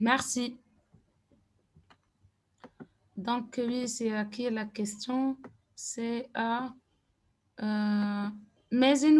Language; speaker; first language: French; non-native, fluent; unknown